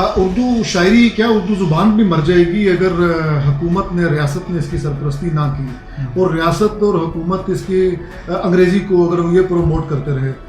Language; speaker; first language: Urdu; non-native, local second language; Punjabi